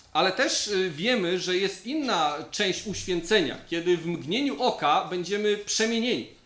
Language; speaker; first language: Polish; native; Polish